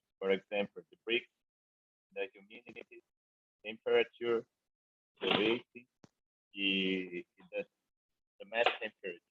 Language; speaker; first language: English; non-native, learner; Portuguese